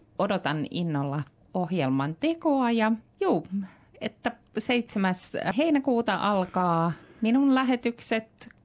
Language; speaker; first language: Finnish; native; Finnish